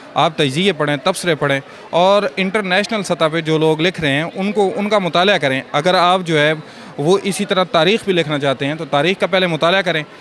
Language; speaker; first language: Urdu; native; Urdu